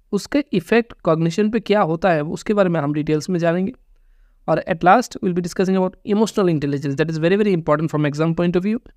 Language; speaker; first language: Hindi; non-native, local second language; Bangla